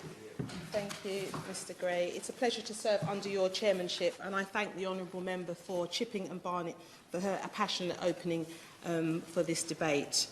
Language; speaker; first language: English; native; English